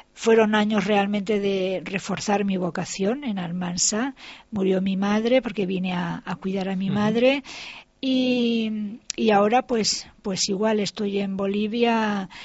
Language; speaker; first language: Spanish; native; Spanish